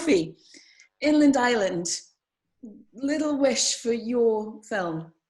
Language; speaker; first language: English; native; English